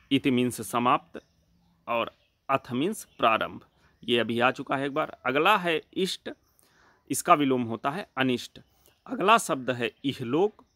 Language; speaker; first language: Hindi; native; Hindi